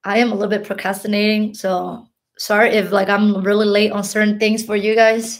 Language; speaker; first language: English; early bilingual, other home language; Hmong